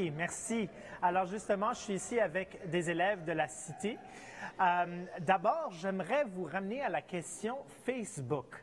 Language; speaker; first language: French; native; French